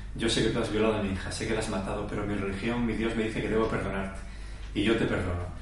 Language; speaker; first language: Spanish; native; Spanish